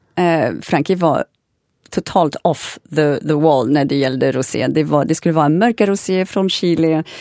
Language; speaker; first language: Swedish; non-native, fluent; French